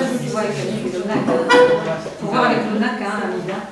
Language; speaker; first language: French; native; French